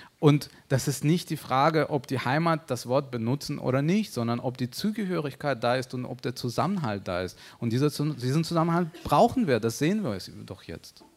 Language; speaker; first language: German; early bilingual, other home language; Russian